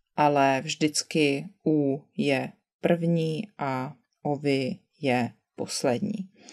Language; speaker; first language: Czech; native; Czech